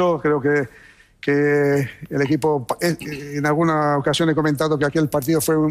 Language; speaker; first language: Spanish; native; Spanish